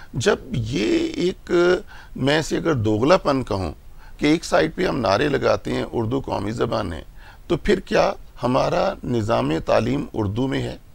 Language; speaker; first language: Urdu; non-native, local second language; Punjabi